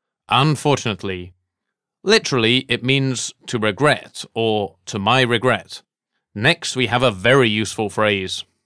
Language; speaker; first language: English; native; English